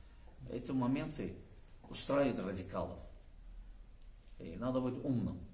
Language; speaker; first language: Russian; non-native, learner; Azerbaijani